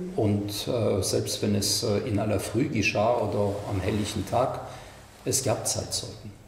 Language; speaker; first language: German; non-native, fluent; French